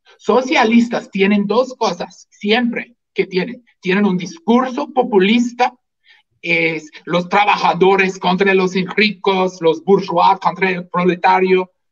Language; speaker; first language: Spanish; non-native, fluent; English